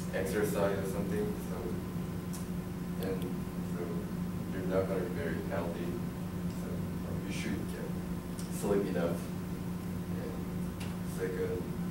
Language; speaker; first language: English; non-native, learner; Korean